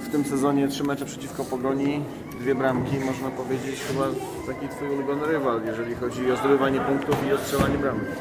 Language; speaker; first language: Polish; native; Polish